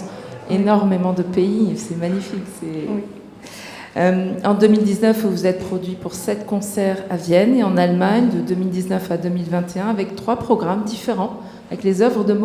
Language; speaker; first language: French; native; French